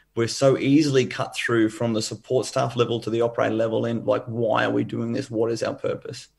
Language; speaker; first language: English; native; English